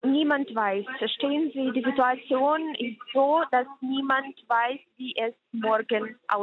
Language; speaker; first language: German; non-native, fluent; Ukrainian